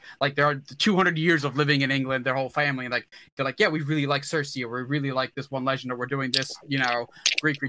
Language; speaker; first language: English; early bilingual, other home language; Hindi